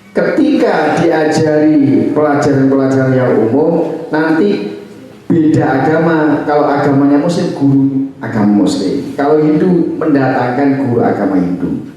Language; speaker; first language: Indonesian; non-native, local second language; Javanese